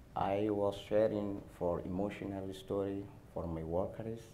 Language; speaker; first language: English; non-native, learner; Somali